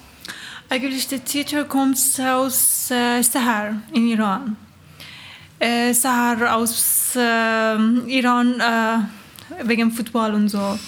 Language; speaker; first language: German; non-native, learner; Persian